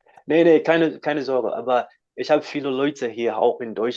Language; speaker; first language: German; non-native, learner; English